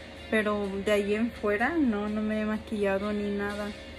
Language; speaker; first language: Spanish; early bilingual, heritage; Spanish